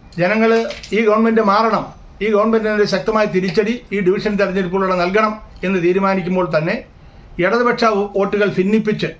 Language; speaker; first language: Malayalam; native; Malayalam